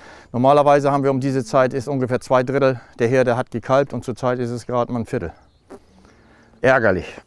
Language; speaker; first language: German; native; German